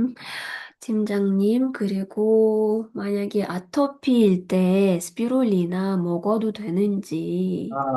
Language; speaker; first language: Korean; non-native, fluent; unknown